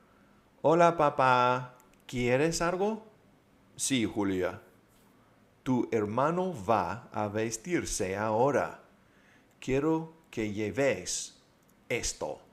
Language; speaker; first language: Spanish; non-native, fluent; English